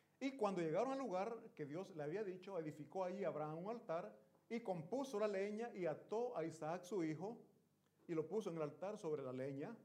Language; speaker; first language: Spanish; native; Spanish